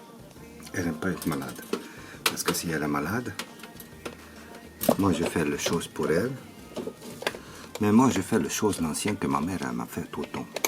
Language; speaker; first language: French; non-native, learner; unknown